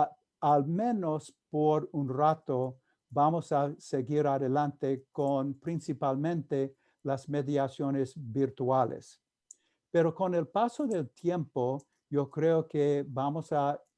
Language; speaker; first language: Spanish; non-native, fluent; English